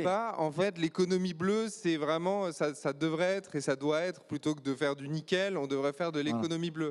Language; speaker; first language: French; native; French